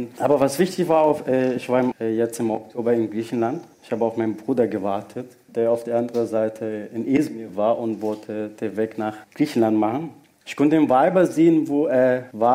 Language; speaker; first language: German; non-native, fluent; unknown